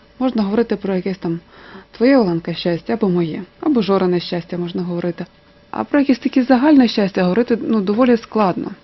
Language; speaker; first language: Ukrainian; native; Ukrainian